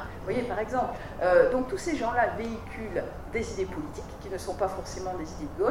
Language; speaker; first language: French; native; French